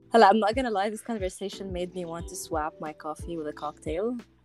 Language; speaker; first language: English; non-native, local second language; Arabic